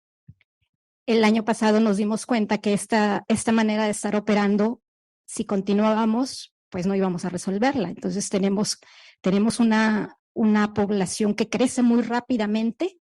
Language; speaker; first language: Spanish; native; Spanish